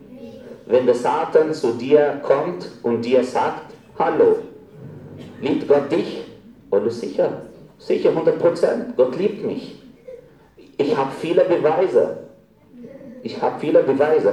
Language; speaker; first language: German; non-native, fluent; Arabic